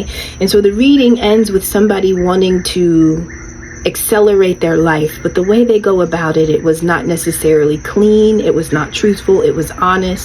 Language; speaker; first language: English; native; English